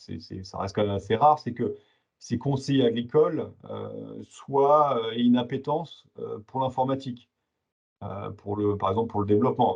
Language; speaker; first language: French; native; French